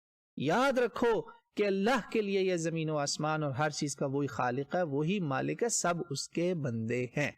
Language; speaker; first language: Urdu; native; Urdu